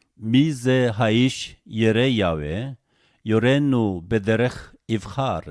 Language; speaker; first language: Hebrew; non-native, fluent; Korean